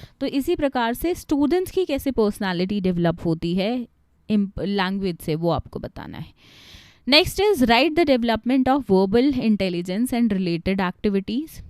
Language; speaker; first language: Hindi; native; Hindi